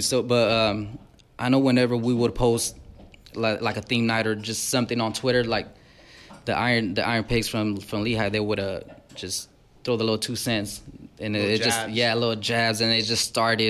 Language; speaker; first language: English; native; English